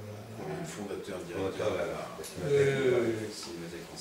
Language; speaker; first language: French; native; French